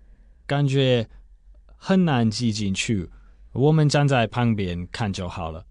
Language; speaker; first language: Chinese; non-native, fluent; English